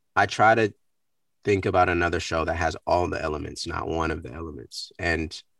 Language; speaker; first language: English; native; English